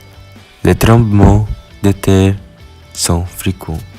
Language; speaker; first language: French; non-native, learner; Filipino